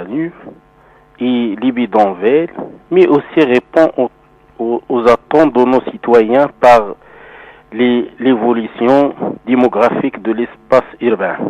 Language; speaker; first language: French; non-native, local second language; Arabic